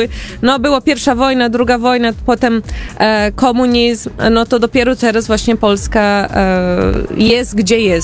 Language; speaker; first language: Polish; early bilingual, heritage; Portuguese